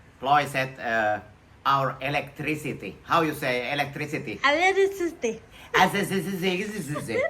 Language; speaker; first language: English; non-native, learner; Finnish